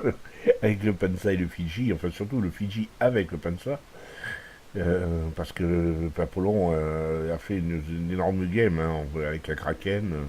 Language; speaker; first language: French; native; French